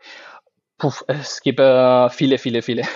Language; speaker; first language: German; non-native, learner; Spanish